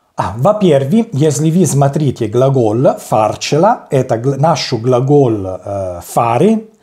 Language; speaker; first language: Russian; non-native, learner; Italian